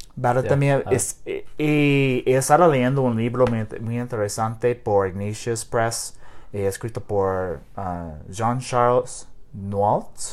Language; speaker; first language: Spanish; non-native, learner; English